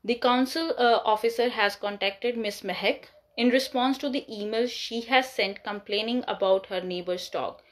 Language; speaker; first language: English; non-native, local second language; Punjabi